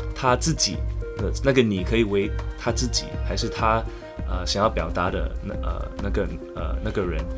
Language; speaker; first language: Chinese; non-native, local second language; English